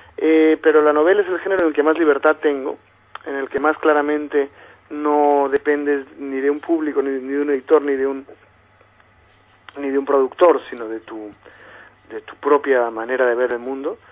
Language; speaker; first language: Spanish; native; Spanish